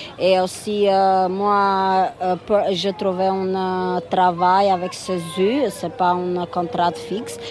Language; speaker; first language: French; non-native, fluent; Albanian